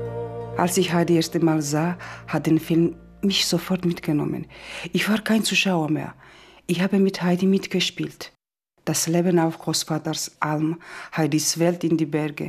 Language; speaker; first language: German; non-native, learner; Georgian